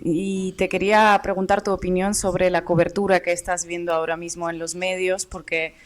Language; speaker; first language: Spanish; native; Spanish